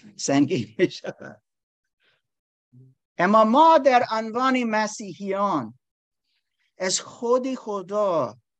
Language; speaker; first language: Persian; non-native, learner; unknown